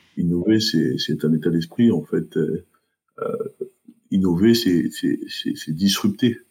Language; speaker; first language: French; early bilingual, other home language; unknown